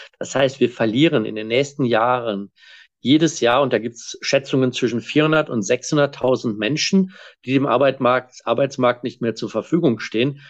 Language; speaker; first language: German; native; German